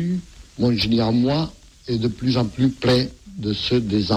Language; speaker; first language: French; non-native, fluent; Catalan